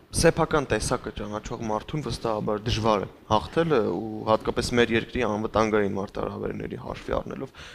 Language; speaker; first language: Armenian; native; Armenian